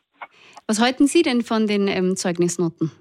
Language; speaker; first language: German; native; German